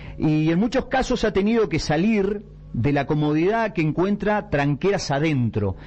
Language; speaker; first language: Spanish; native; Spanish